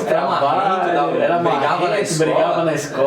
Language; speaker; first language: Portuguese; native; Portuguese